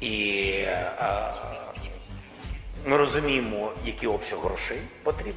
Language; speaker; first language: Ukrainian; non-native, local second language; Russian